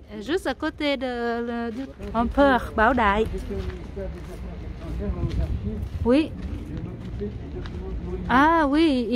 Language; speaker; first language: French; non-native, learner; Vietnamese